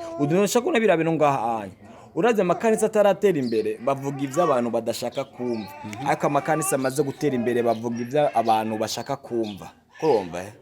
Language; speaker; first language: Rundi; native; Rundi